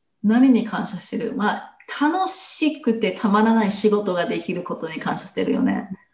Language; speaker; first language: Japanese; non-native, fluent; English